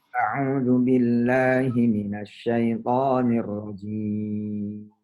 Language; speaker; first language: Indonesian; native; Indonesian